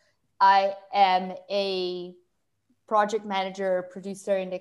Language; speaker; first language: English; non-native, fluent; Portuguese